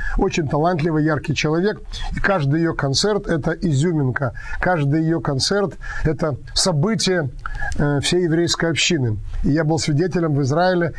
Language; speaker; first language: Russian; native; Russian